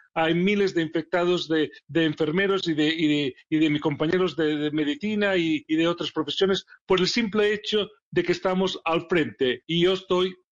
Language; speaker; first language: Spanish; native; Spanish